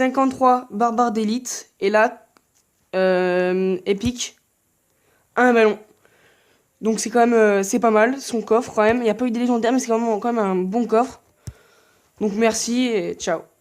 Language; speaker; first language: French; native; French